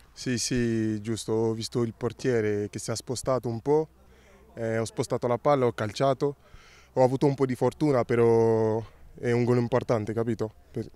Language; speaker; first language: Italian; non-native, fluent; French